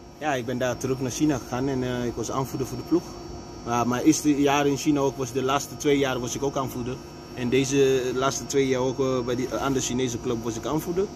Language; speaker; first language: Dutch; non-native, fluent; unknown